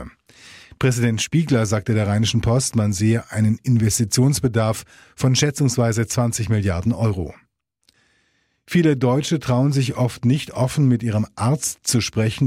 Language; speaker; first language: German; native; German